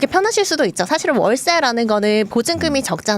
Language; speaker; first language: Korean; native; Korean